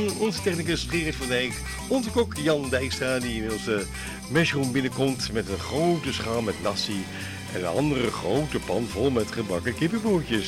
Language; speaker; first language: Dutch; native; Dutch